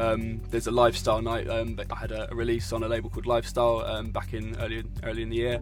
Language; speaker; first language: English; native; English